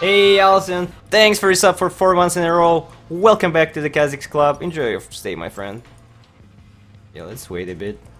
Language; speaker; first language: English; non-native, fluent; Russian